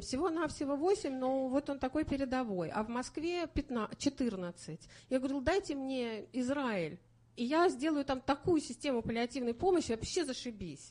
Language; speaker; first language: Russian; native; Russian